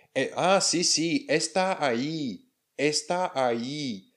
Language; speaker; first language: Spanish; non-native, fluent; Czech